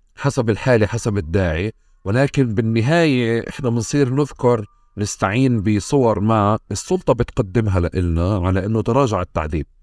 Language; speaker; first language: Arabic; native; Arabic